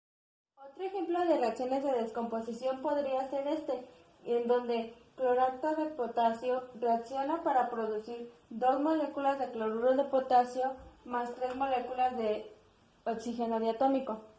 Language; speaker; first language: Spanish; native; Spanish